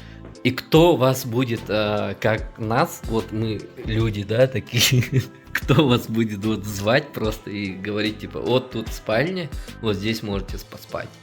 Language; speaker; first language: Russian; native; Russian